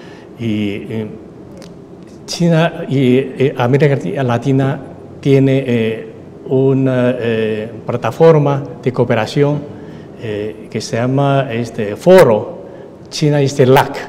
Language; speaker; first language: Spanish; non-native, fluent; Chinese